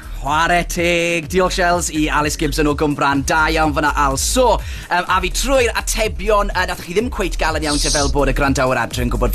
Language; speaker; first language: Welsh; native; Welsh